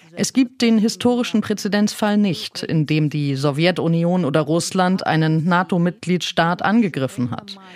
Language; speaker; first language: German; non-native, fluent; Ukrainian